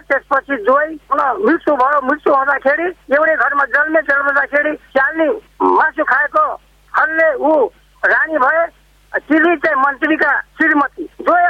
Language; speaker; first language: Nepali; non-native, local second language; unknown